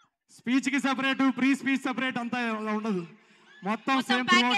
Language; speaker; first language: Telugu; native; Telugu